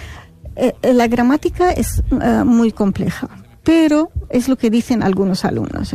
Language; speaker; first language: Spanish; non-native, fluent; Arabic